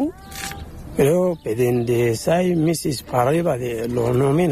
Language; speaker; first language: Spanish; non-native, learner; Arabic